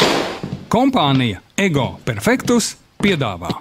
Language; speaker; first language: Latvian; native; Latvian